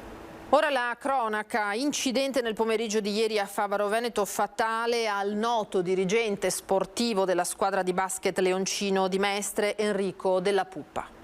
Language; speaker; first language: Italian; native; Italian